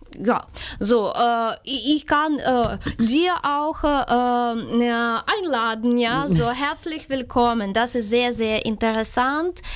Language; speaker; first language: German; non-native, learner; Ukrainian